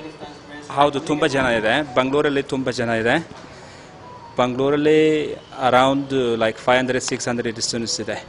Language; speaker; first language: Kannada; non-native, learner; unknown